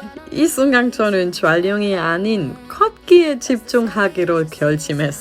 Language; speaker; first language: Korean; non-native, learner; German